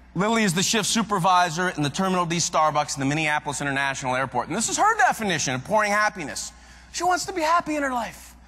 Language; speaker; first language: English; native; English